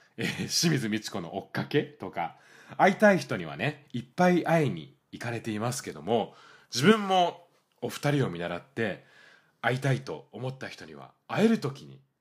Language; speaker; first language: Japanese; native; Japanese